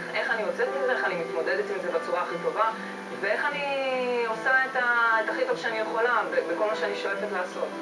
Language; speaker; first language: Hebrew; native; Hebrew